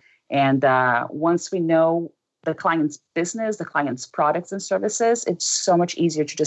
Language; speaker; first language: English; non-native, fluent; Portuguese